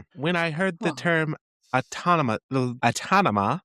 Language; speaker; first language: English; native; English